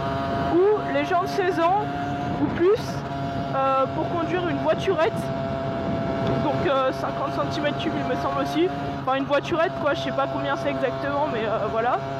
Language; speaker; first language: French; native; French